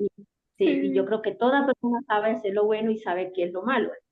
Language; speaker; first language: Spanish; native; Spanish